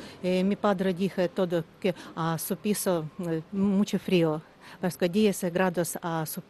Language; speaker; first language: Spanish; non-native, learner; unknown